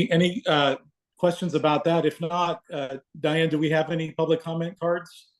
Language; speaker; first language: English; native; English